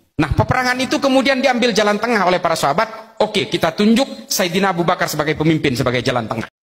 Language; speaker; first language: Indonesian; non-native, local second language; Madurese